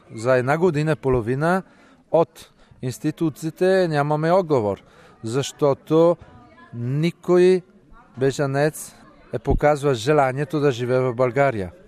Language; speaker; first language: Bulgarian; non-native, fluent; Italian